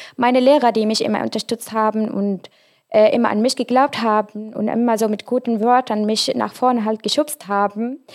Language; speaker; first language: German; non-native, fluent; Arabic